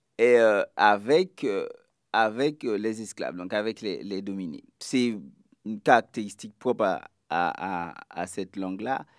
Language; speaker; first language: French; non-native, local second language; Haitian Creole